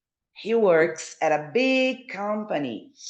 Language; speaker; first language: English; non-native, fluent; Portuguese